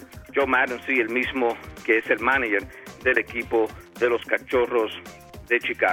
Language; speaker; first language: Spanish; native; Spanish